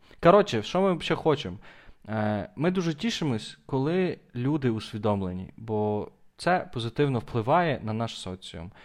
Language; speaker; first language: Ukrainian; native; Ukrainian